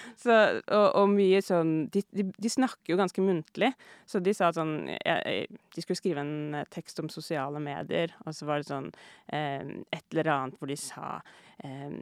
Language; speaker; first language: Norwegian; native; Norwegian